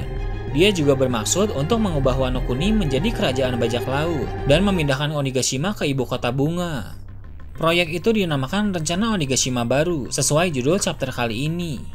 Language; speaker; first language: Indonesian; native; Indonesian